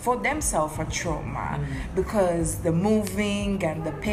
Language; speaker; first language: English; non-native, fluent; Seselwa Creole French